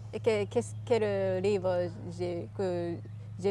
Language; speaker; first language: French; non-native, learner; Japanese